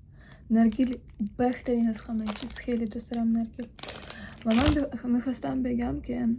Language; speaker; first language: Persian; non-native, learner; Ukrainian